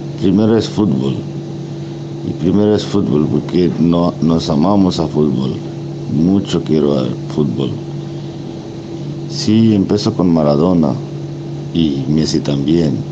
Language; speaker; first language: Spanish; non-native, fluent; Bangla